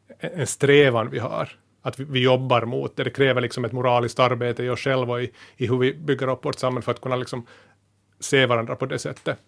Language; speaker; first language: Swedish; native; Swedish